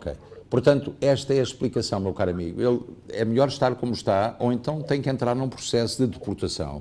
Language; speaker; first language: Portuguese; native; Portuguese